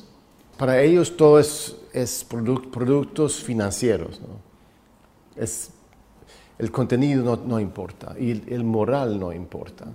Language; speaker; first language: Spanish; non-native, fluent; Swedish